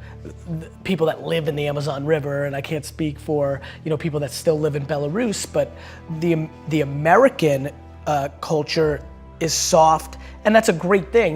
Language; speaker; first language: English; early bilingual, other home language; Russian